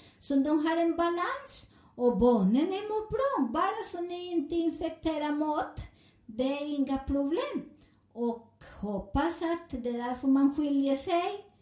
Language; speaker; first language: Swedish; non-native, fluent; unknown